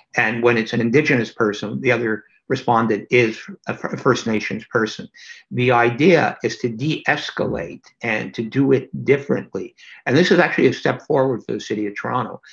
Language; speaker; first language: English; native; English